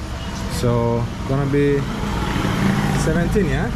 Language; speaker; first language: English; non-native, fluent; Azerbaijani